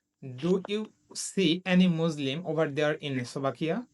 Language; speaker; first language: English; non-native, learner; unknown